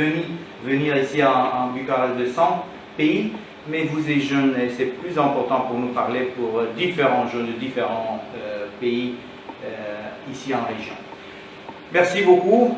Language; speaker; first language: French; non-native, learner; Romanian